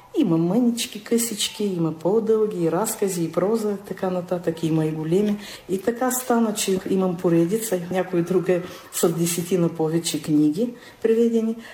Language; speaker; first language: Bulgarian; early bilingual, heritage; Bulgarian